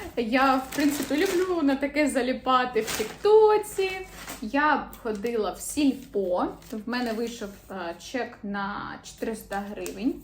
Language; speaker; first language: Ukrainian; non-native, local second language; Russian